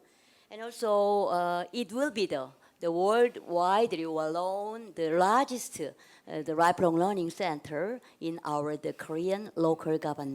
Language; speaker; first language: English; non-native, learner; Korean